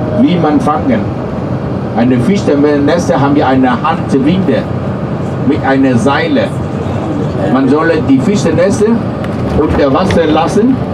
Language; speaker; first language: German; non-native, learner; Vietnamese